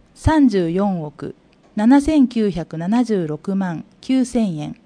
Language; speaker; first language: Japanese; native; Japanese